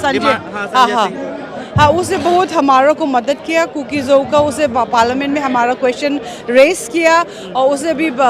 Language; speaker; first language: Hindi; non-native, local second language; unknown